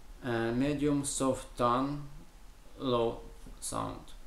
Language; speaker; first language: English; non-native, learner; Ukrainian